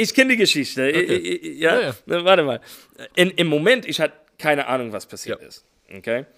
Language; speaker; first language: German; non-native, learner; English